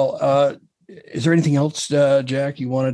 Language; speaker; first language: English; native; English